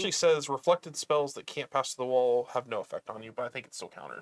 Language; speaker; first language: English; native; English